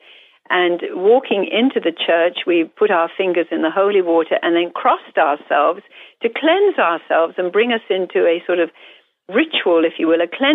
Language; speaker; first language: English; native; English